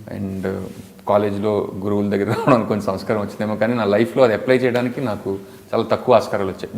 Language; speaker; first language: Telugu; native; Telugu